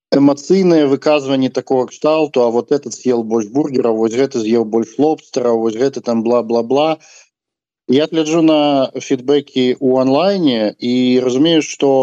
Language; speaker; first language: Belarusian; non-native, local second language; Russian